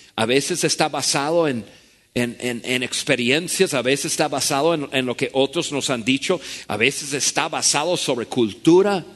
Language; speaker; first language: Spanish; non-native, fluent; English